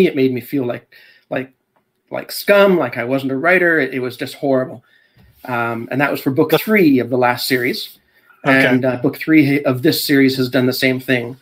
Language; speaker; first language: English; native; English